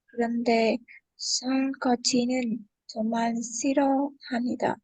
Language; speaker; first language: Korean; non-native, learner; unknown